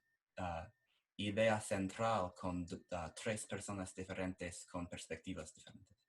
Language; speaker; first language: Spanish; non-native, learner; English